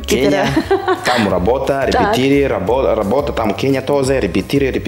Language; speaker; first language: Russian; non-native, learner; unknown